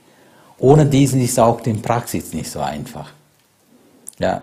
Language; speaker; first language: German; non-native, fluent; Sinhala